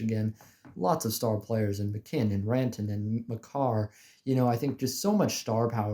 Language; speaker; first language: English; native; English